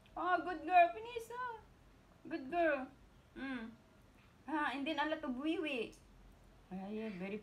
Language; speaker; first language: English; non-native, learner; Filipino